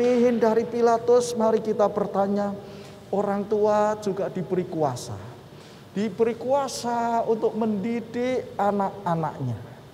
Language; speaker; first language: Indonesian; native; Indonesian